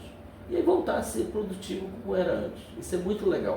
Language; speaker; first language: Portuguese; native; Portuguese